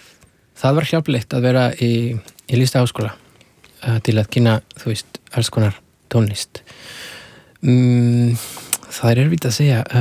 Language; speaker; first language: Icelandic; non-native, fluent; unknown